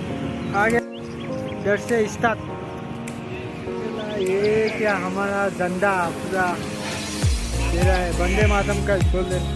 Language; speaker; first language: Hindi; non-native, local second language; Assamese